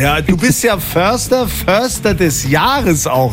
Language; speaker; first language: German; native; German